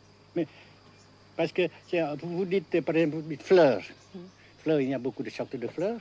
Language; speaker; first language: French; non-native, local second language; Vietnamese